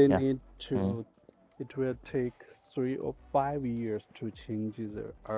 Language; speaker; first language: English; non-native, learner; Chinese